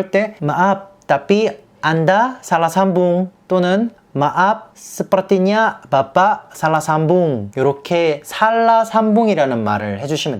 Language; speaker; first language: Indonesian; non-native, fluent; Korean